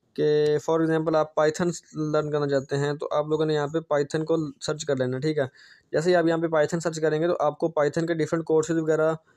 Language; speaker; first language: Hindi; native; Hindi